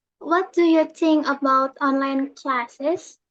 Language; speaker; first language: English; non-native, learner; Indonesian